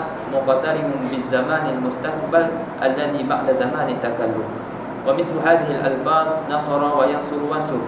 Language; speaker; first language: Arabic; non-native, fluent; Malay